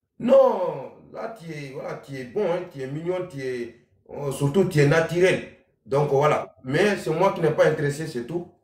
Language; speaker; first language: French; non-native, local second language; Bambara